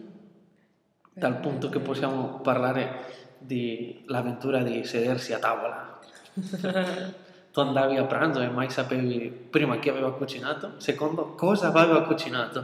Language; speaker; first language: Italian; non-native, fluent; Spanish